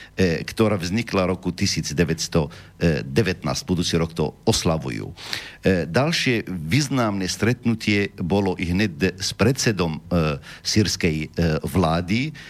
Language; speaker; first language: Slovak; non-native, fluent; Arabic